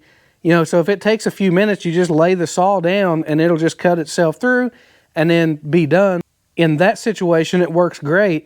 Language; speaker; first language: English; native; English